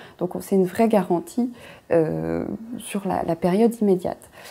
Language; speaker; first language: French; native; French